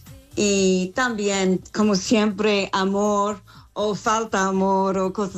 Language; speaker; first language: Spanish; non-native, fluent; English